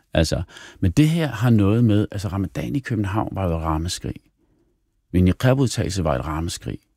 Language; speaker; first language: Danish; early bilingual, other home language; Arabic